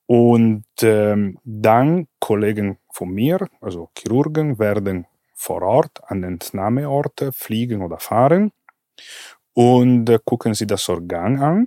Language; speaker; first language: German; non-native, fluent; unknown